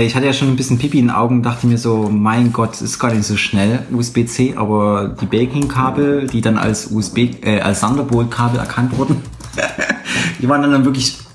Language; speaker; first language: German; native; German